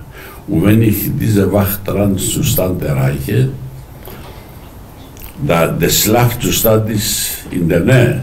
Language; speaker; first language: German; non-native, fluent; Greek